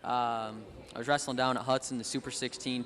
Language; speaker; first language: English; native; English